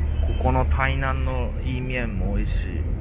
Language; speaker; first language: Japanese; non-native, fluent; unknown